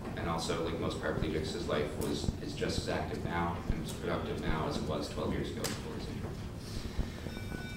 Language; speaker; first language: English; native; English